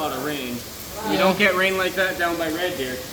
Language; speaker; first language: English; native; English